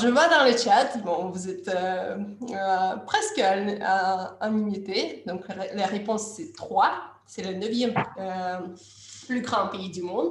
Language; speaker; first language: French; non-native, fluent; Russian